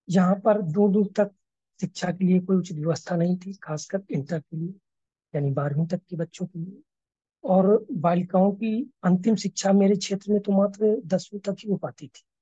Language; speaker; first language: Hindi; native; Hindi